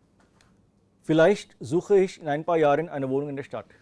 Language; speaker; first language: German; non-native, fluent; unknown